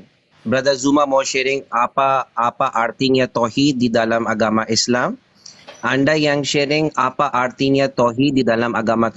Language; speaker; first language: Indonesian; non-native, learner; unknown